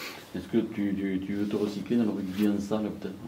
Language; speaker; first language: French; native; French